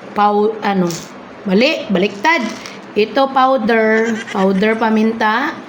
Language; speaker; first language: Filipino; non-native, local second language; Cebuano